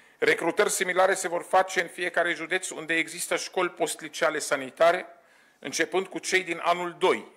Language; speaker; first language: Romanian; non-native, fluent; Arabic